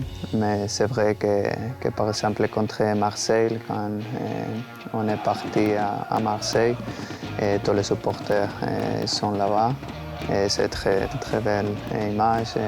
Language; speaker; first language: French; non-native, learner; Spanish